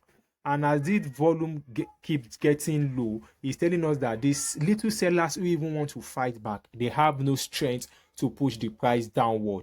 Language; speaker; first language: English; native; English